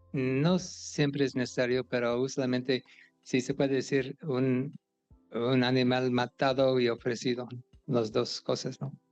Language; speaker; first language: Spanish; non-native, fluent; English